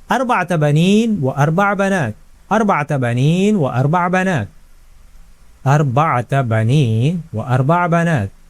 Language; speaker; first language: Arabic; non-native, fluent; Urdu